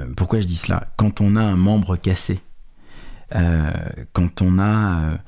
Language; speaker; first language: French; native; French